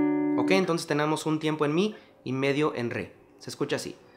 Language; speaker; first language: Spanish; native; Spanish